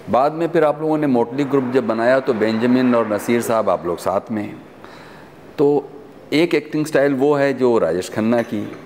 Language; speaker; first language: Hindi; native; Hindi